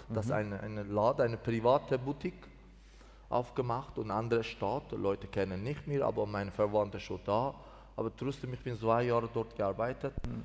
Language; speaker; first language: German; non-native, learner; Persian